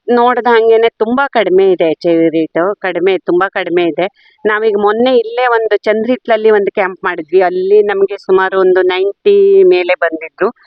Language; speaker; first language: Kannada; native; Kannada